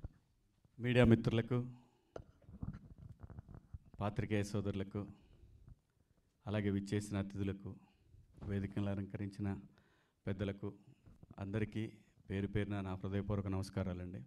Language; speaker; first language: Telugu; native; Telugu